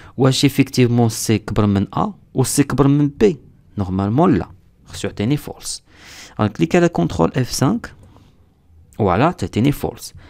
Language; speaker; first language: French; non-native, local second language; Arabic